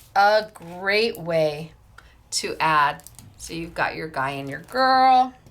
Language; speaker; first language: English; native; English